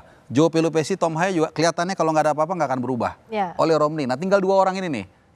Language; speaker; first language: Indonesian; native; Indonesian